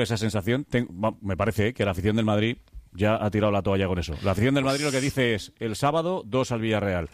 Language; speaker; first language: Spanish; native; Spanish